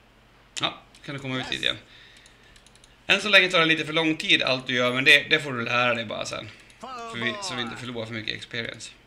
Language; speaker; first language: Swedish; native; Swedish